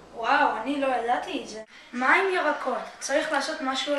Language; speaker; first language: Hebrew; non-native, learner; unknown